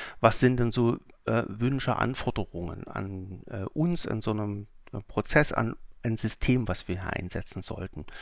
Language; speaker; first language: German; native; German